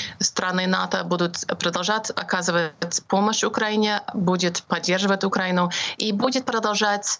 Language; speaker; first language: Russian; non-native, fluent; English